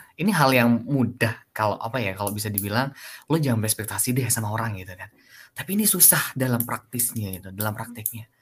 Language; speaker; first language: Indonesian; native; Indonesian